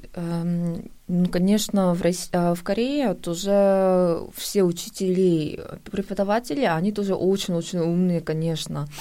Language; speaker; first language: Russian; non-native, fluent; Korean